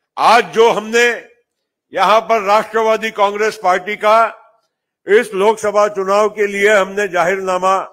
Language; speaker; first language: Hindi; non-native, local second language; Marathi